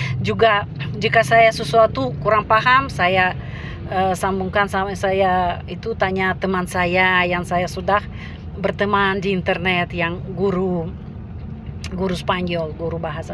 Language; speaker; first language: Indonesian; non-native, fluent; Russian